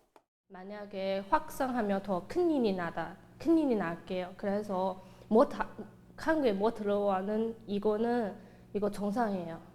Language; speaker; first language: Korean; non-native, learner; Chinese